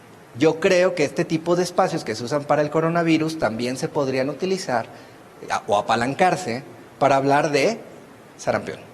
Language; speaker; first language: Spanish; native; Spanish